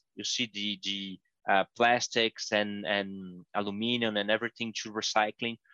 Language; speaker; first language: English; non-native, fluent; Portuguese